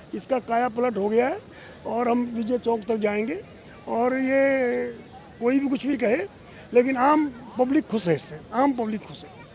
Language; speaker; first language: Hindi; native; Hindi